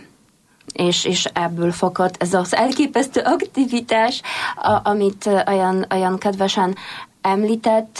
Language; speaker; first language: Hungarian; non-native, fluent; Polish